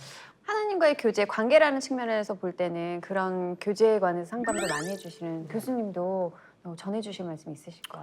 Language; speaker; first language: Korean; native; Korean